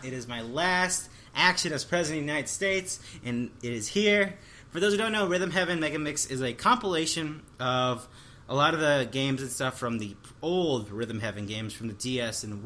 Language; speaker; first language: English; native; English